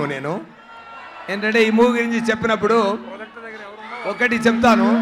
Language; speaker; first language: Telugu; non-native, learner; Tamil